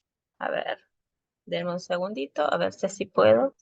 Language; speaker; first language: Spanish; native; Spanish